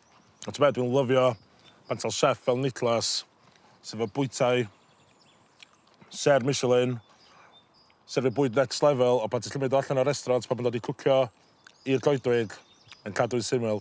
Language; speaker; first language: Welsh; native; Welsh